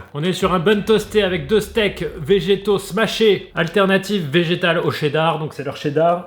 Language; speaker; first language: French; native; French